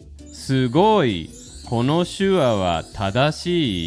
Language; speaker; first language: Japanese; non-native, fluent; English